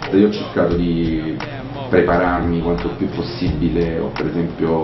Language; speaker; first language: Italian; native; Italian